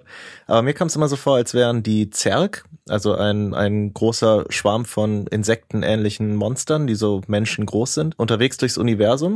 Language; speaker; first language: German; native; German